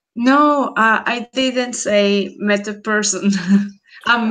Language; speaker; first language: English; non-native, fluent; Spanish